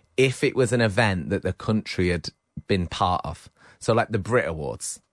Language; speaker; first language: English; native; English